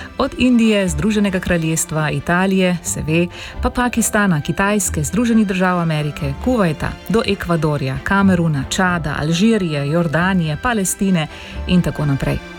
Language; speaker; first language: Slovenian; native; Slovenian